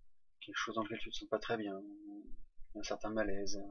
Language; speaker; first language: French; native; French